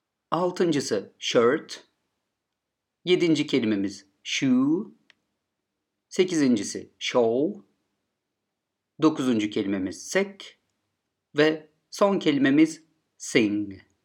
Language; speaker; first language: Turkish; native; Turkish